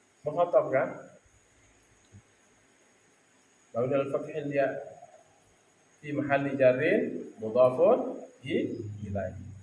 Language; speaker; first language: Arabic; non-native, fluent; Indonesian